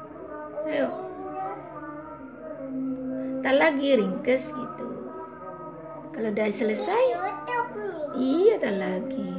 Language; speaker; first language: Indonesian; native; Indonesian